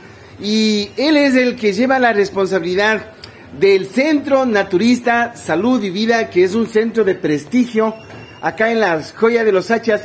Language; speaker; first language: Spanish; native; Spanish